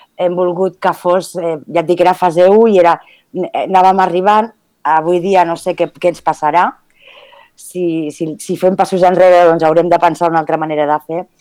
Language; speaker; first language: Catalan; early bilingual, other home language; Spanish